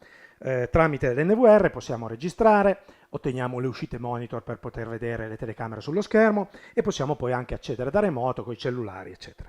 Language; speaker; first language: Italian; native; Italian